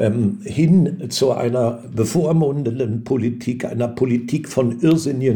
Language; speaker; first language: German; native; German